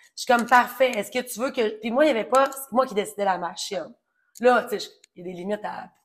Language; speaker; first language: French; native; French